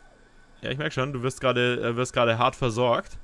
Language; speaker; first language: German; native; German